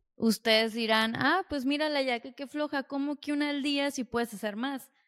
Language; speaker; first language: Spanish; native; Spanish